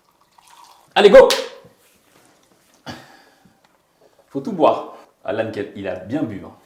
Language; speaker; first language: French; native; French